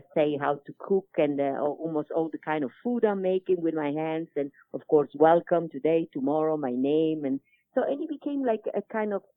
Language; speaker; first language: English; non-native, fluent; Italian